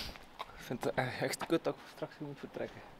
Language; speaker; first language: Dutch; native; Dutch